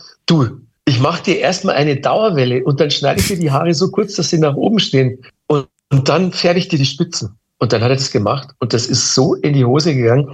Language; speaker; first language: German; native; German